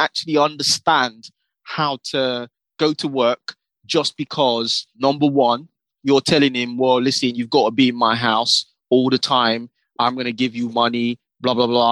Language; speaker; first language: English; non-native, local second language; Yoruba